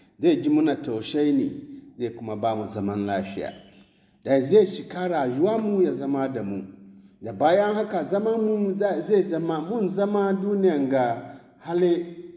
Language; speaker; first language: Hausa; non-native, local second language; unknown